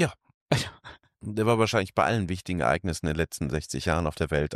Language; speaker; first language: German; native; German